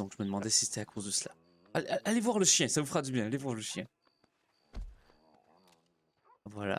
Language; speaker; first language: French; native; French